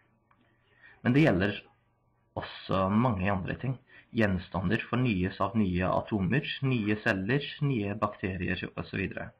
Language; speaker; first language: Norwegian; non-native, fluent; English